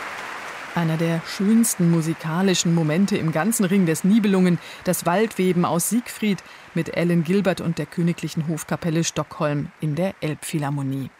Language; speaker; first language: German; native; German